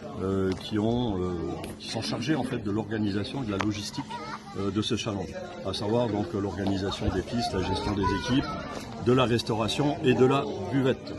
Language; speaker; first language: French; native; French